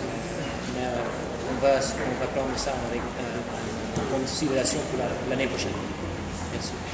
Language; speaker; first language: French; non-native, fluent; Dutch